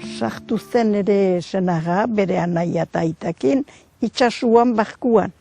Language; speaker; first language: Basque; native; Basque